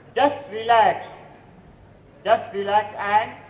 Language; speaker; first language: English; non-native, local second language; Marathi